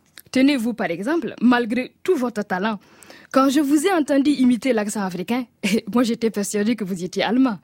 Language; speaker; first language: French; non-native, local second language; Mossi